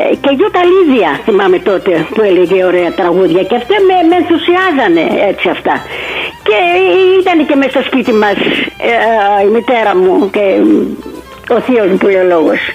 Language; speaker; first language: Greek; native; Greek